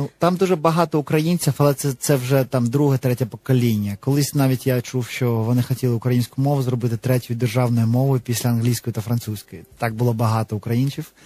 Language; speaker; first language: Ukrainian; non-native, local second language; Russian